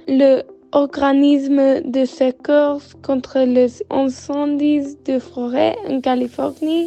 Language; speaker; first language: French; non-native, learner; English